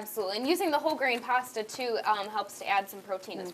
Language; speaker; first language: English; native; English